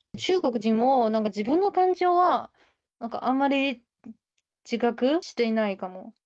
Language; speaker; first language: Japanese; non-native, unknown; Chinese